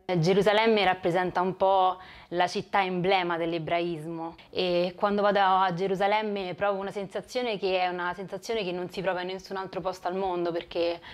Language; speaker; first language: Italian; native; Italian